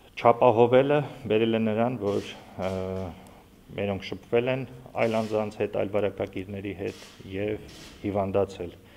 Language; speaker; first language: Armenian; native; Armenian